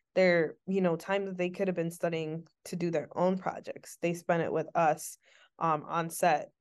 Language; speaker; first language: English; native; English